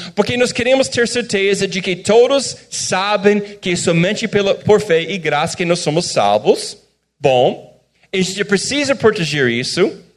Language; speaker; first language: Portuguese; non-native, fluent; English